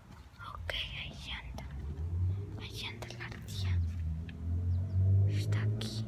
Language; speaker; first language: Spanish; early bilingual, heritage; Spanish